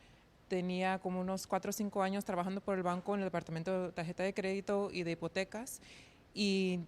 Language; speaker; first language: Spanish; early bilingual, heritage; Spanish